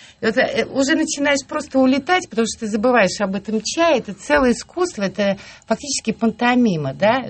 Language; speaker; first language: Russian; native; Russian